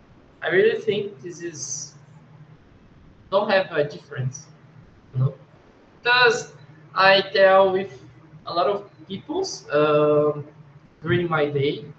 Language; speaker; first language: English; non-native, learner; Portuguese